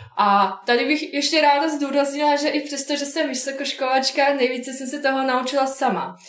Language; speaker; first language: Czech; non-native, fluent; Bosnian